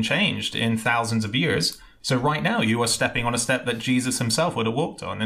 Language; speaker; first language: English; native; English